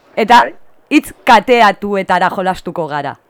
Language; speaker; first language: Basque; native; Basque